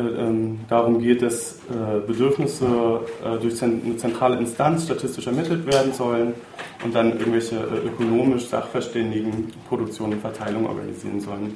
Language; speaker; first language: German; native; German